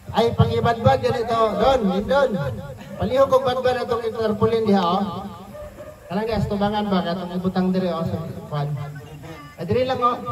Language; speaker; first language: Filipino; non-native, local second language; Cebuano